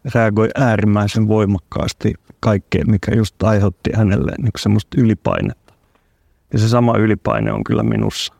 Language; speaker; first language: Finnish; non-native, local second language; Swedish